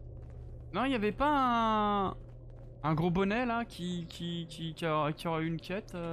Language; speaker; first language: French; native; French